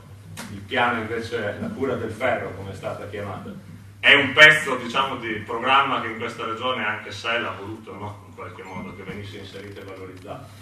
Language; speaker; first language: Italian; native; Italian